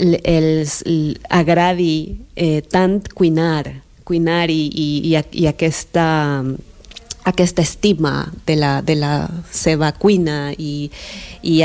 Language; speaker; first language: Catalan; non-native, fluent; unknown